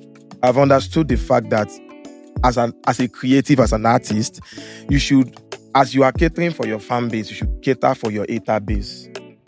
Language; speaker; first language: English; non-native, local second language; Yoruba